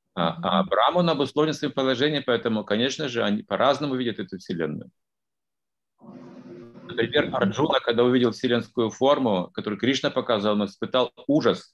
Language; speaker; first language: Russian; native; Russian